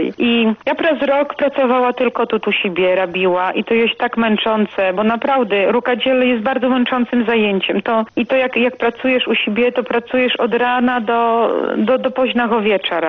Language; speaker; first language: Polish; non-native, local second language; Belarusian